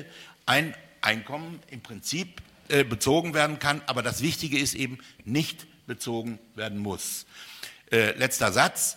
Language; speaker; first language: German; native; German